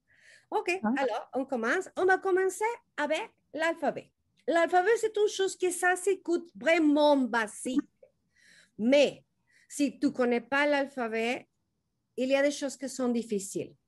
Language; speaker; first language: French; non-native, learner; Spanish